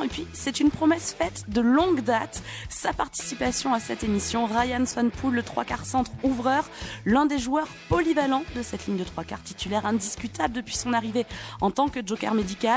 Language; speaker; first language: French; native; French